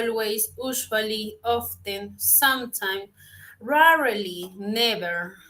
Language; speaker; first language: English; non-native, learner; Spanish